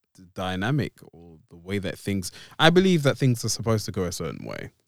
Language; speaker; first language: English; native; English